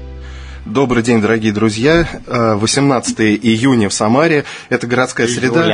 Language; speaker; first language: Russian; native; Russian